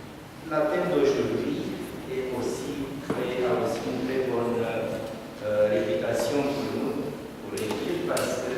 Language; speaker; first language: French; non-native, fluent; Romanian